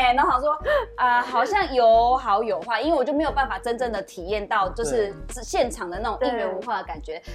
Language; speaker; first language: Chinese; native; Chinese